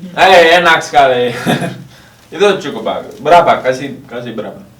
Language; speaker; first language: Indonesian; non-native, learner; English